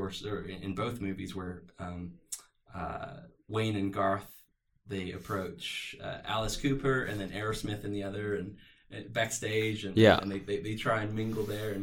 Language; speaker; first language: English; native; English